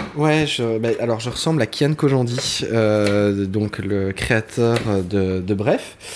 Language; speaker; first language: French; native; French